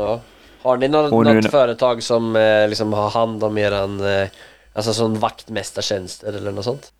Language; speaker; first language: Swedish; native; Swedish